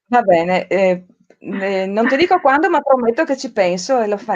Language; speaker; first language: Italian; native; Italian